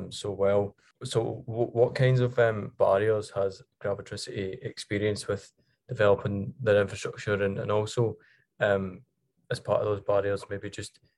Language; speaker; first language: English; native; English